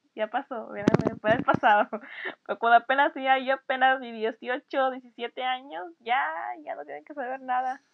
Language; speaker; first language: Spanish; early bilingual, heritage; Spanish